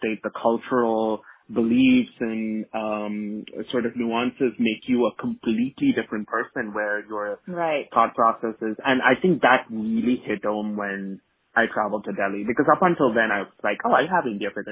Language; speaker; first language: English; non-native, local second language; Malayalam